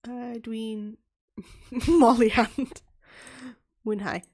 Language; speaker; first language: Welsh; non-native, learner; English